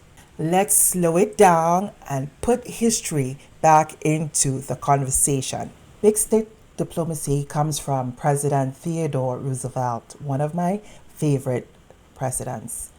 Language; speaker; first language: English; native; English